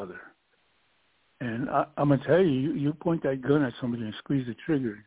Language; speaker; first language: English; early bilingual, other home language; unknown